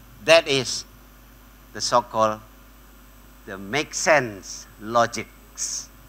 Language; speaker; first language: English; non-native, fluent; Indonesian